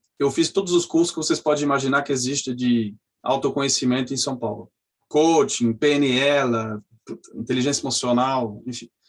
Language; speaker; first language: Portuguese; non-native, fluent; French